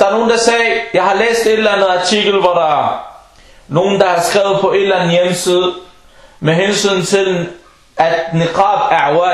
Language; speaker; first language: Danish; non-native, local second language; Arabic